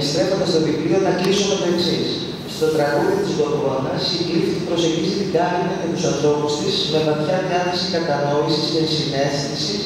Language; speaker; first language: Greek; native; Greek